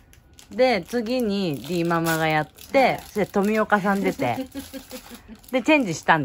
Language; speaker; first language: Japanese; native; Japanese